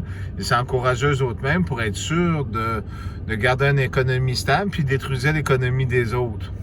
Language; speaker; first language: French; native; French